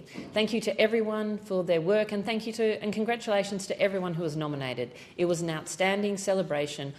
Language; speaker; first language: English; native; English